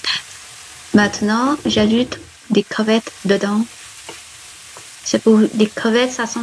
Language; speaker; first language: French; non-native, learner; Vietnamese